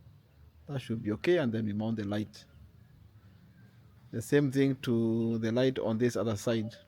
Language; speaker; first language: English; non-native, local second language; Swahili